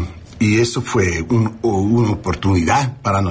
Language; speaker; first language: Spanish; non-native, learner; English